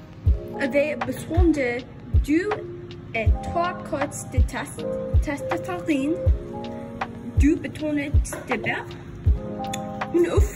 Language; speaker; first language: French; non-native, learner; English